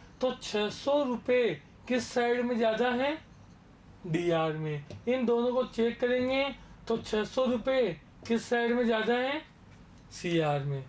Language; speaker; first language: Hindi; native; Hindi